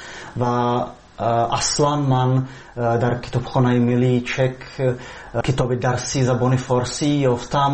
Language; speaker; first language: Persian; non-native, fluent; Czech